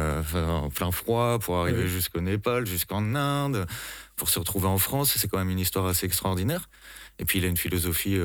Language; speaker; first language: French; native; French